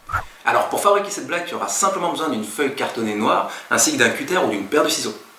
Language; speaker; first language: French; native; French